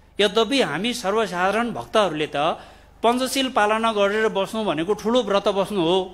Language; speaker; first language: Nepali; non-native, local second language; Gurung